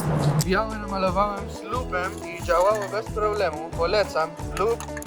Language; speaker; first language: Polish; non-native, learner; Spanish